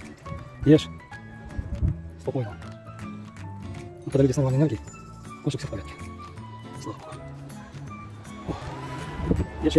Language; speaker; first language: Russian; native; Russian